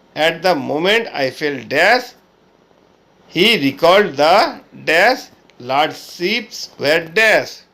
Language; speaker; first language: English; non-native, local second language; Bangla